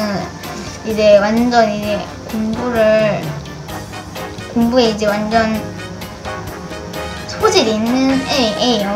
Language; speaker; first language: Korean; native; Korean